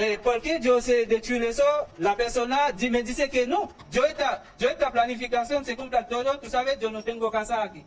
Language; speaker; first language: Spanish; non-native, learner; Haitian Creole